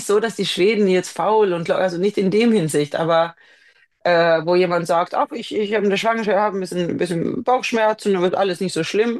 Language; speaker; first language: German; non-native, fluent; Swedish